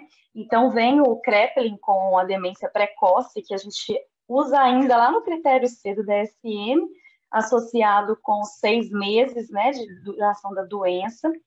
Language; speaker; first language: Portuguese; native; Portuguese